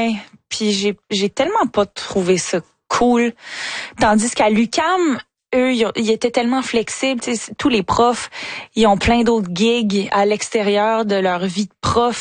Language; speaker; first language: French; native; French